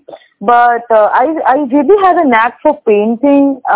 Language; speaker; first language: English; non-native, local second language; Bangla